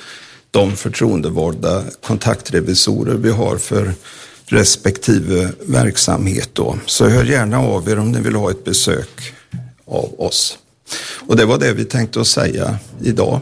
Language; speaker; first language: Swedish; native; Swedish